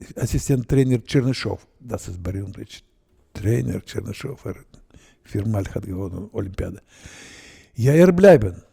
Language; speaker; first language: German; non-native, learner; Russian